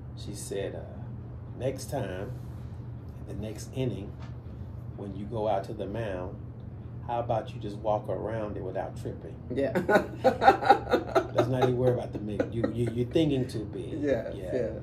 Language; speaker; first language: English; native; English